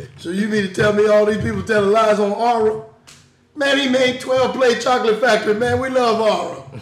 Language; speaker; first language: English; native; English